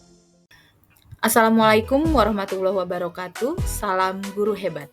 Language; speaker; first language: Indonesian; native; Indonesian